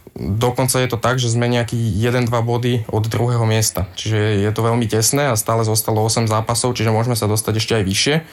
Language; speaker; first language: Slovak; native; Slovak